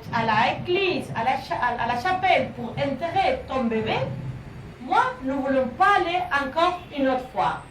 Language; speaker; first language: French; non-native, learner; Spanish